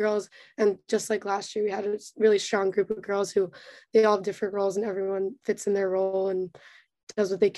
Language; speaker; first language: English; native; English